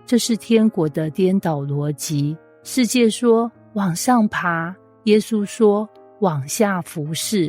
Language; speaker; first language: Chinese; native; Chinese